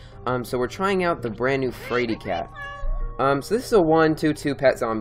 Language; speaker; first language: English; native; English